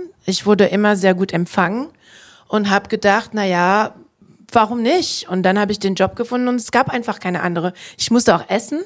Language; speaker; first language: German; non-native, fluent; French